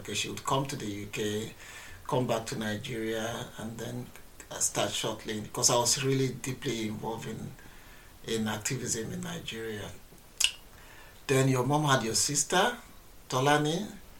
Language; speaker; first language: English; non-native, local second language; Yoruba